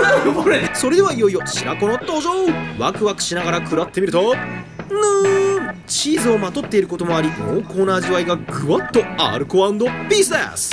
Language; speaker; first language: Japanese; native; Japanese